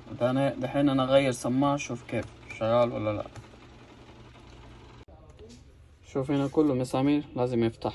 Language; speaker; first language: Arabic; non-native, learner; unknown